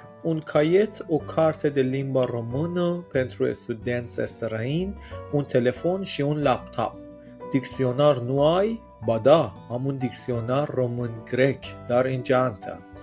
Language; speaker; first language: Romanian; non-native, fluent; Persian